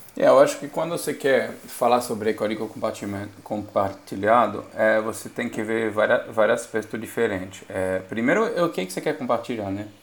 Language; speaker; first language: Portuguese; non-native, fluent; French